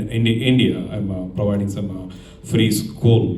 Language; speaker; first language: English; non-native, local second language; Telugu